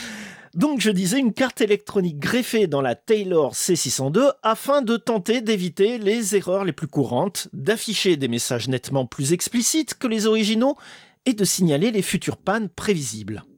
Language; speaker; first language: French; native; French